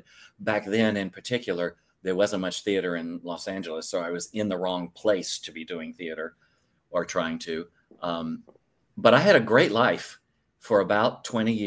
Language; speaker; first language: English; native; English